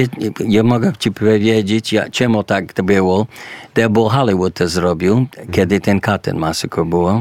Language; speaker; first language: Polish; early bilingual, heritage; English